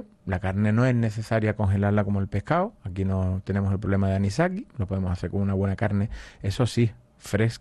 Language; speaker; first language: Spanish; native; Spanish